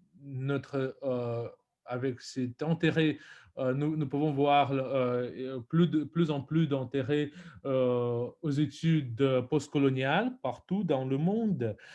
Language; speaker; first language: French; non-native, fluent; Russian